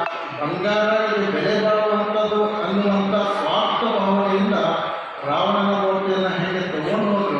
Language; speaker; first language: Kannada; native; Kannada